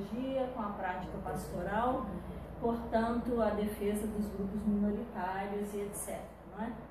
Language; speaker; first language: Portuguese; native; Portuguese